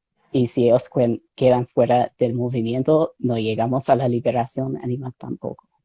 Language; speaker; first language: Spanish; non-native, fluent; English